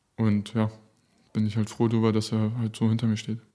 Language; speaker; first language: German; native; German